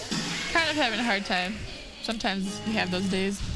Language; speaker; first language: English; native; English